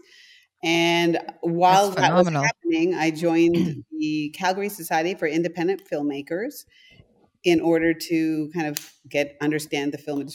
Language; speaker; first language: English; non-native, fluent; German